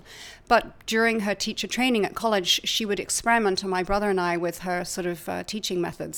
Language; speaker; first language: English; native; English